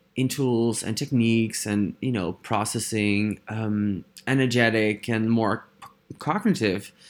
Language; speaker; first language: English; non-native, fluent; Dutch